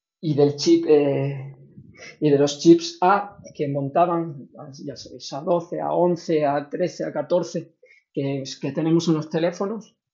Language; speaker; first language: Spanish; native; Spanish